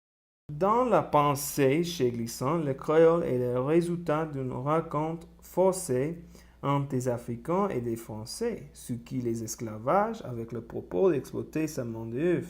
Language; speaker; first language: French; non-native, learner; Spanish